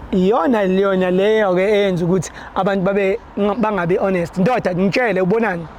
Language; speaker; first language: Zulu; native; Zulu